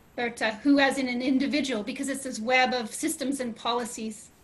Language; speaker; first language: English; native; English